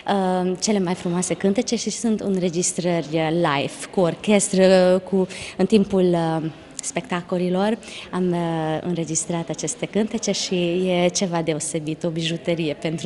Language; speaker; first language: Romanian; non-native, local second language; Hungarian